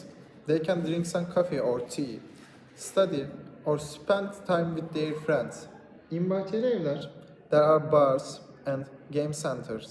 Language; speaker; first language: English; non-native, learner; Turkish